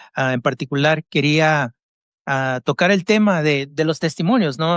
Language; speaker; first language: Spanish; early bilingual, heritage; Spanish